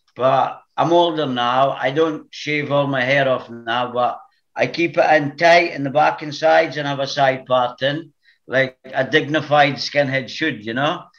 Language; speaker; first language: English; native; English